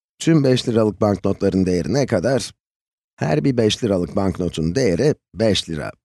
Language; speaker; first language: Turkish; native; Turkish